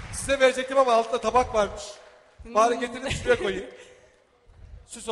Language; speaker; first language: Turkish; native; Turkish